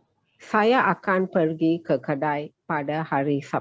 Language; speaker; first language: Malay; non-native, learner; Tamil